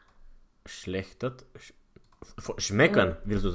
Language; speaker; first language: German; non-native, fluent; Romanian